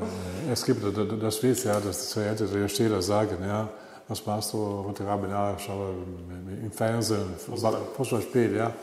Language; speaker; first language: German; non-native, learner; Italian